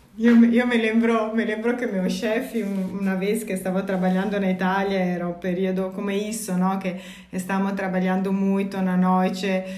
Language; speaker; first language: Portuguese; non-native, fluent; Italian